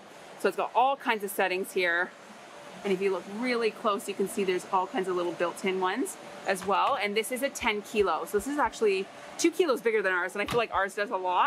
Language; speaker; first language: English; native; English